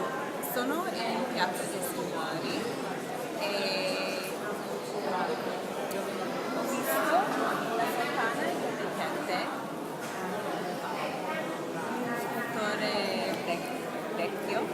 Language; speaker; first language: Italian; non-native, learner; English